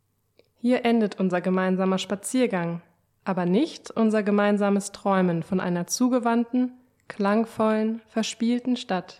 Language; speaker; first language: German; native; German